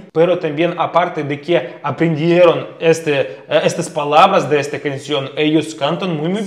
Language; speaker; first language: Spanish; non-native, fluent; Russian